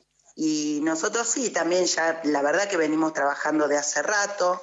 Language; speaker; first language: Spanish; native; Spanish